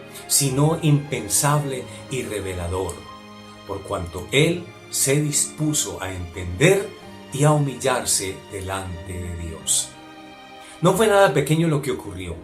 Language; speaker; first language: Spanish; native; Spanish